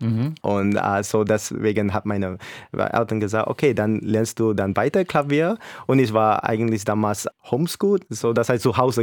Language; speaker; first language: German; non-native, fluent; English